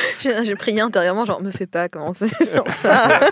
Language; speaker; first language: French; native; French